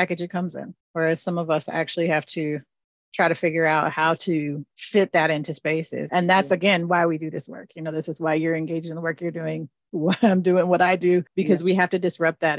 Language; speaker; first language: English; native; English